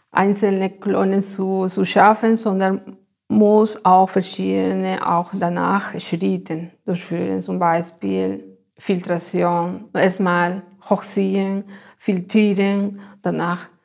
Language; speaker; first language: German; non-native, fluent; Spanish